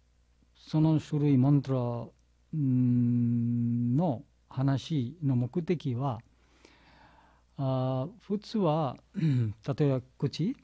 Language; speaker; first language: Japanese; non-native, learner; Bangla